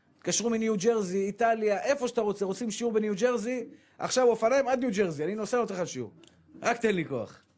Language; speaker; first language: Hebrew; native; Hebrew